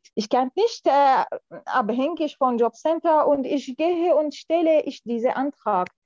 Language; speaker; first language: German; non-native, fluent; Arabic